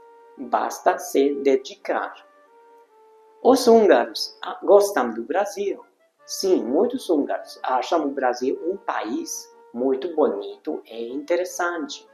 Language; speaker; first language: Portuguese; non-native, fluent; Hungarian